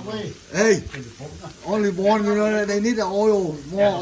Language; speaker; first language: English; non-native, learner; Vietnamese